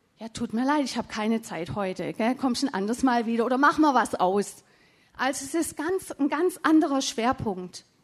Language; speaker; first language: German; native; German